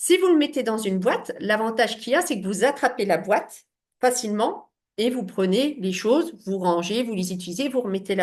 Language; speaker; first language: French; native; French